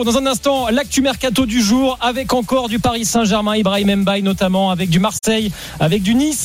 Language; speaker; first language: French; native; French